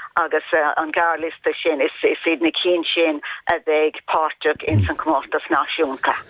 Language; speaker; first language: Irish; non-native, local second language; English